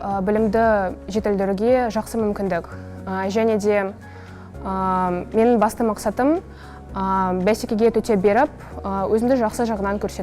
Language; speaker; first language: Kazakh; non-native, local second language; Russian